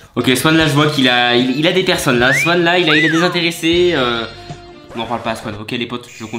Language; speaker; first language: French; native; French